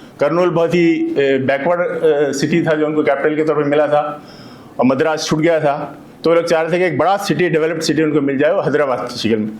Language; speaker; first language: Urdu; native; Urdu